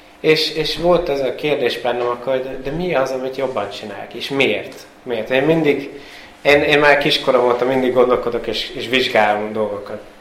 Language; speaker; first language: Hungarian; early bilingual, heritage; Hungarian